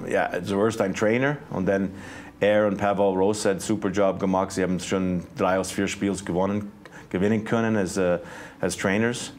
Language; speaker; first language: German; non-native, fluent; English